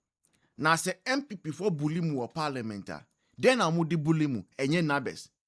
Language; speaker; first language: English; non-native, local second language; Akan